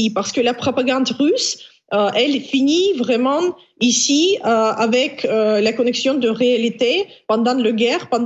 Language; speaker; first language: French; non-native, fluent; Ukrainian